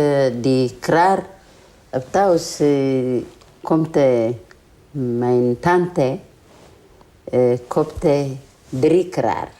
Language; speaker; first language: Dutch; non-native, learner; Tigrinya